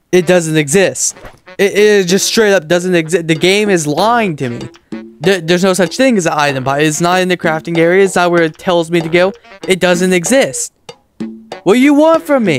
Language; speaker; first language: English; native; English